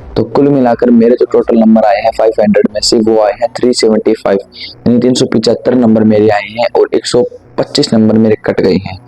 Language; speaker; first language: Hindi; native; Hindi